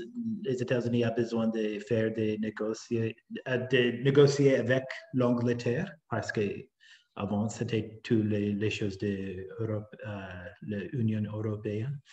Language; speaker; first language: French; non-native, fluent; English